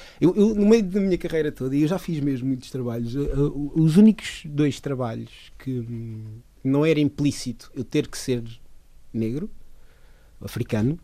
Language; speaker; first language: Portuguese; early bilingual, other home language; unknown